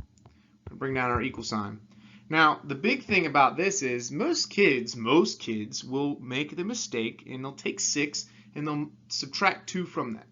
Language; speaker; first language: English; native; English